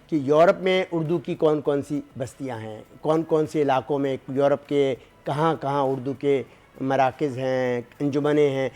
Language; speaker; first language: Urdu; native; Urdu